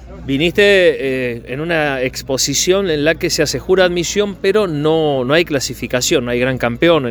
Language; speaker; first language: Spanish; native; Spanish